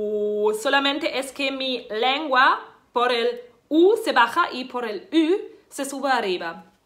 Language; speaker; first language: Spanish; non-native, fluent; German